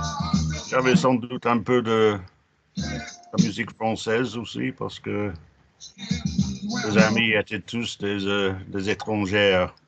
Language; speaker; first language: French; non-native, fluent; English